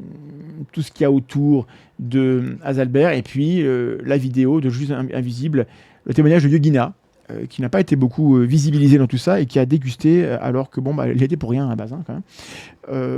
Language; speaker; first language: French; native; French